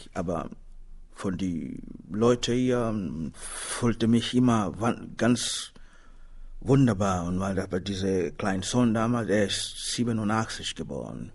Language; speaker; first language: German; non-native, learner; Swahili